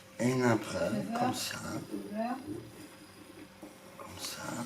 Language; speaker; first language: French; non-native, learner; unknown